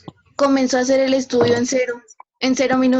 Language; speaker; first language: Spanish; native; Spanish